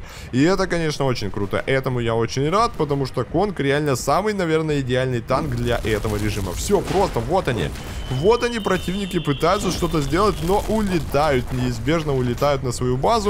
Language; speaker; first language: Russian; native; Russian